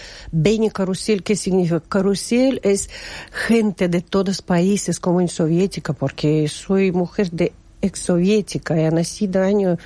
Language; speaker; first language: Spanish; non-native, fluent; Russian